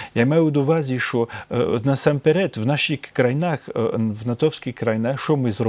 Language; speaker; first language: Ukrainian; non-native, fluent; French